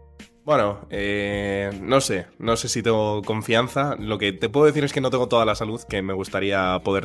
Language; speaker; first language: Spanish; native; Spanish